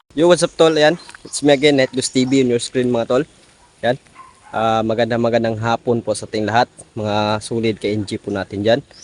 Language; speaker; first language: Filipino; non-native, local second language; Cebuano